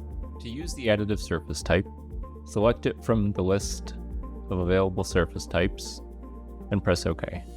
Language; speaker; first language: English; native; English